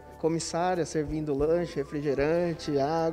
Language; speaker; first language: Portuguese; native; Portuguese